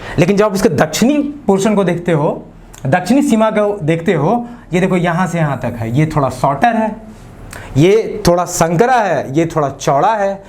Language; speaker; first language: Hindi; native; Hindi